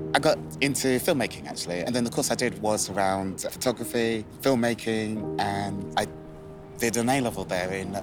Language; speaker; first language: English; native; English